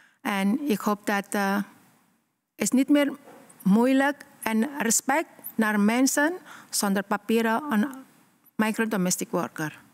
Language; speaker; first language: Dutch; non-native, learner; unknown